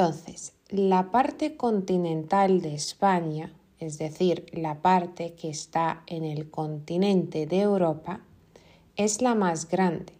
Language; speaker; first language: Spanish; non-native, fluent; Lithuanian